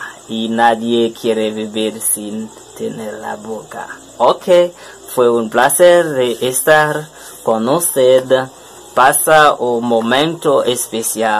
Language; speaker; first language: Spanish; non-native, learner; French